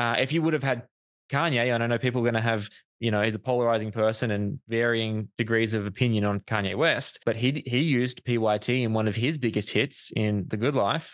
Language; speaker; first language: English; native; English